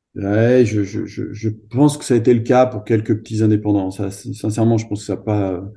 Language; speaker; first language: French; native; French